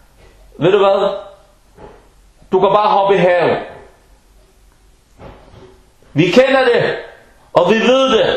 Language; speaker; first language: Danish; non-native, local second language; Arabic